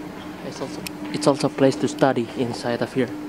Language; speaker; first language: English; non-native, learner; Indonesian